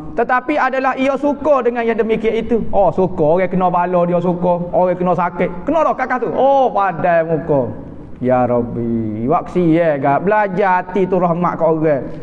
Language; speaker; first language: Malay; native; Malay